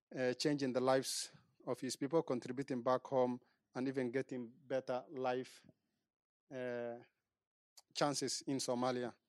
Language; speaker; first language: English; non-native, local second language; Somali